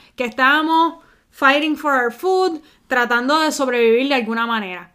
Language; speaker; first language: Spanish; early bilingual, heritage; Spanish